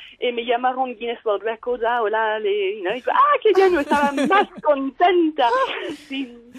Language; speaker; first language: Spanish; non-native, fluent; French